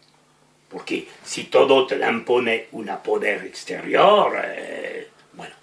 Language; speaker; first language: Spanish; non-native, fluent; French